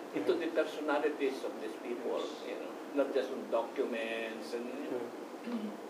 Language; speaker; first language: English; non-native, local second language; Iloko